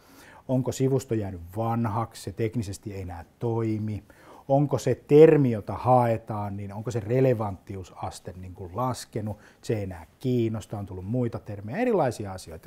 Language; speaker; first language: Finnish; native; Finnish